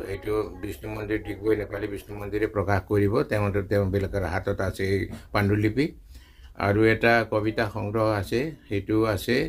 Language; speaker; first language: Assamese; non-native, local second language; Nepali